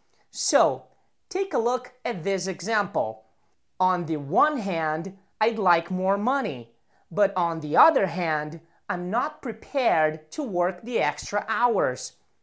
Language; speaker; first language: English; non-native, fluent; Portuguese